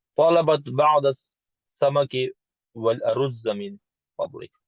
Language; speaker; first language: Arabic; non-native, learner; English